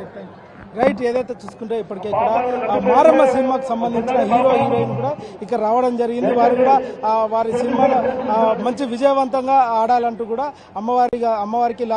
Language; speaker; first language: Telugu; native; Telugu